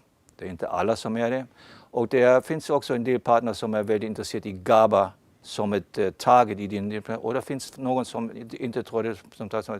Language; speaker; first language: Swedish; non-native, fluent; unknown